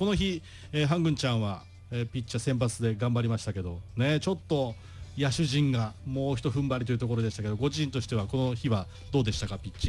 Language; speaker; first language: Japanese; native; Japanese